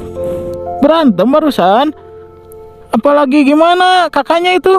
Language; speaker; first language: Indonesian; native; Indonesian